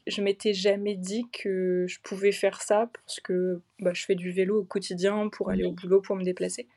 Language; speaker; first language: French; native; French